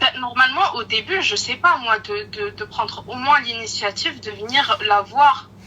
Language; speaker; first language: French; early bilingual, other home language; Arabic